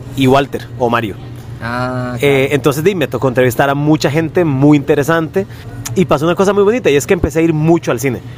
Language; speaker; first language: Spanish; native; Spanish